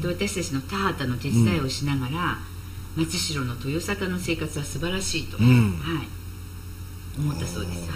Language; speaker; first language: Japanese; native; Japanese